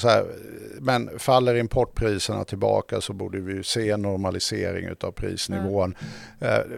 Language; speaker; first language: Swedish; native; Swedish